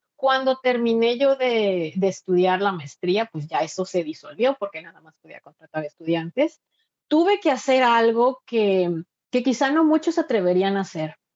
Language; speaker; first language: Spanish; native; Spanish